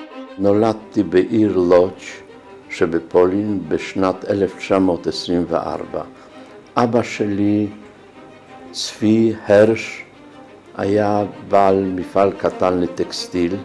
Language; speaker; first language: Hebrew; non-native, fluent; Polish